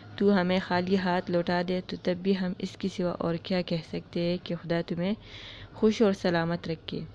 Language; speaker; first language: Urdu; non-native, local second language; Pashto